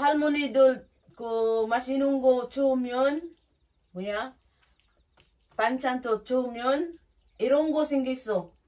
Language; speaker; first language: Korean; non-native, learner; Filipino